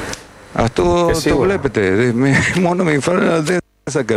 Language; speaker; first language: Greek; non-native, fluent; Spanish